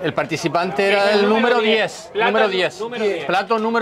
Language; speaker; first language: Spanish; native; Spanish